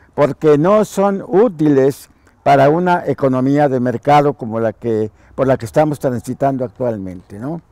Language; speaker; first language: Spanish; native; Spanish